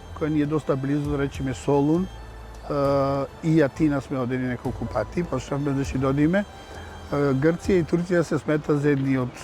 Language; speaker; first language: Macedonian; native; Macedonian